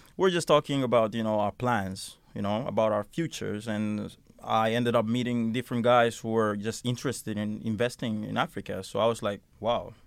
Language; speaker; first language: English; non-native, fluent; Finnish